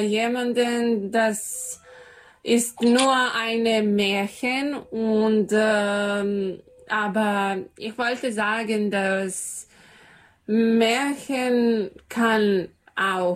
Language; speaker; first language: German; non-native, learner; Serbian